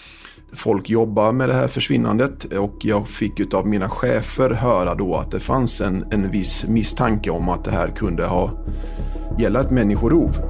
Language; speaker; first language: Swedish; native; Swedish